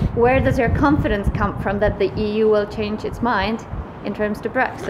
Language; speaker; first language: English; non-native, fluent; Czech